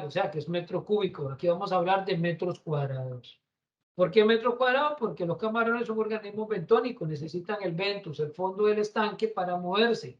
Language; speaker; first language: Spanish; native; Spanish